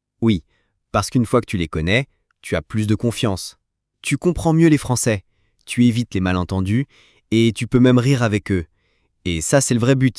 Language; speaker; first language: French; native; French